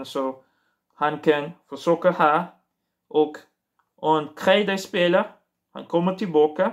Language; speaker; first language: Swedish; non-native, learner; Portuguese